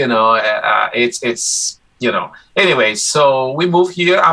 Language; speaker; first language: English; non-native, fluent; Portuguese